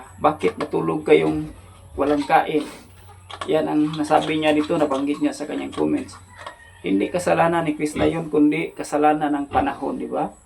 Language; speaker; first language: Filipino; non-native, local second language; Cebuano